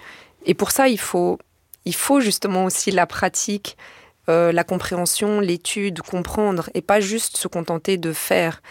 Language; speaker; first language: French; native; French